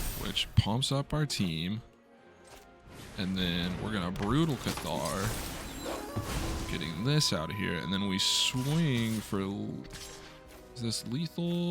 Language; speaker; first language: English; native; English